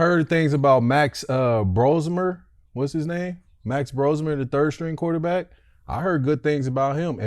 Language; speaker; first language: English; native; English